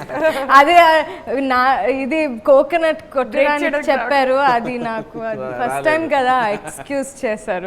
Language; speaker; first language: Telugu; non-native, fluent; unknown